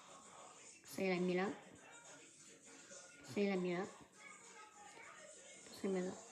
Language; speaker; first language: French; native; French